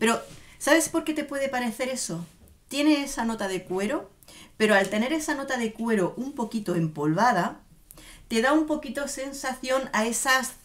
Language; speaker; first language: Spanish; native; Spanish